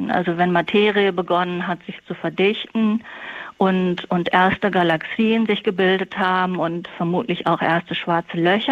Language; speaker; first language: German; native; German